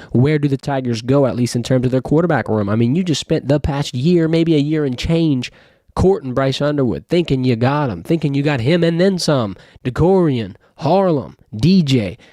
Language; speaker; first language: English; native; English